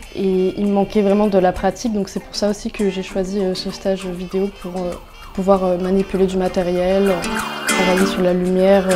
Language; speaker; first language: French; native; French